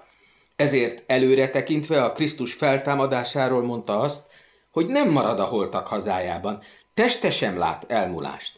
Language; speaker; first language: Hungarian; native; Hungarian